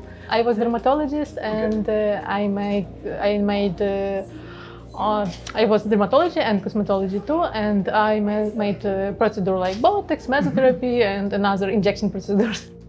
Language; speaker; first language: English; non-native, learner; Ukrainian